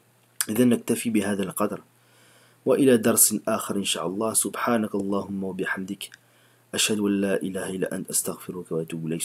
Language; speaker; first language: Arabic; non-native, fluent; French